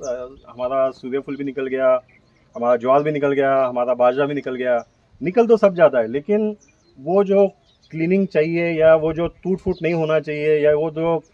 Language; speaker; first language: Hindi; non-native, local second language; Marathi